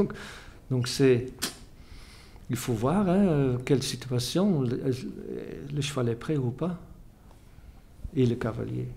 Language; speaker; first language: French; non-native, fluent; Dutch